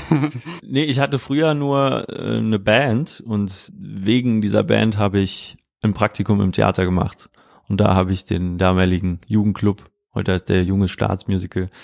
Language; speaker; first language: German; native; German